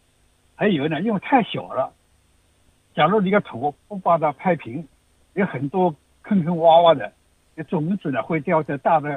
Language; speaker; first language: Chinese; native; Chinese